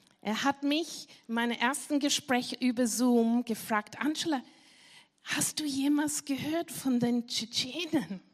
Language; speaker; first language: German; non-native, fluent; English